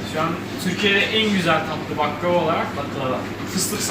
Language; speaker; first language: Turkish; native; Turkish